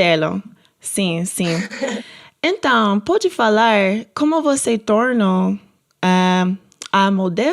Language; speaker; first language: Portuguese; non-native, learner; English